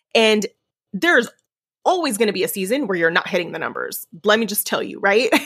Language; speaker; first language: English; early bilingual, other home language; Spanish